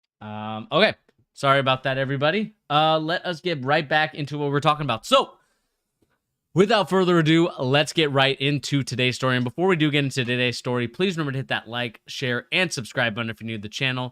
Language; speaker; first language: English; native; English